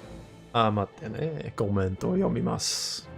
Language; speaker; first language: Japanese; non-native, learner; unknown